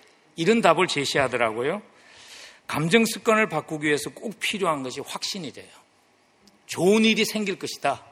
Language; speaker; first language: Korean; native; Korean